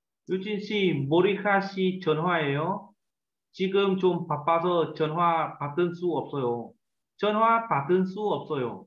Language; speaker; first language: Korean; non-native, fluent; Vietnamese